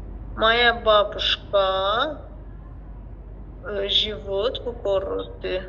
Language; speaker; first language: Russian; non-native, learner; Azerbaijani